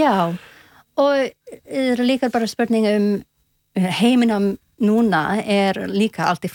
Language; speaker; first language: Icelandic; non-native, learner; English